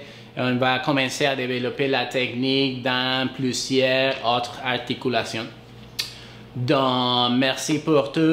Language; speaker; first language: French; non-native, learner; Spanish